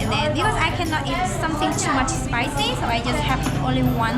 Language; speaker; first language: English; non-native, local second language; Vietnamese